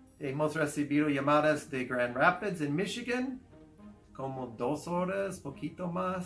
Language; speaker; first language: Spanish; non-native, fluent; English